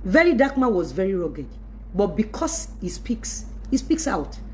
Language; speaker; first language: English; non-native, local second language; Yoruba